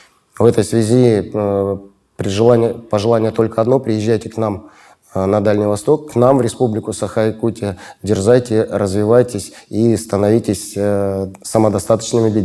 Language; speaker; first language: Russian; native; Russian